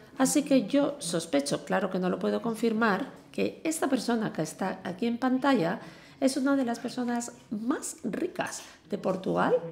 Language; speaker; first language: Spanish; non-native, fluent; English